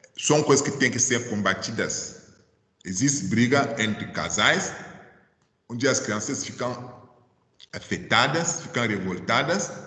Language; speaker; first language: Portuguese; non-native, fluent; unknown